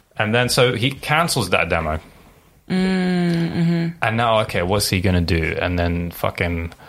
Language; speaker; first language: English; early bilingual, other home language; Arabic